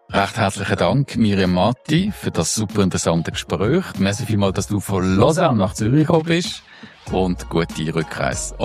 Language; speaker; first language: German; native; German